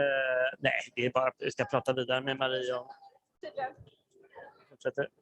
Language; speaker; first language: Swedish; native; Swedish